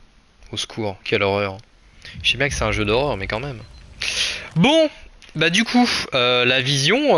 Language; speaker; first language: French; native; French